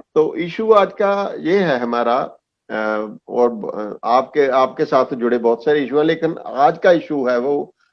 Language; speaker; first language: Hindi; non-native, local second language; Punjabi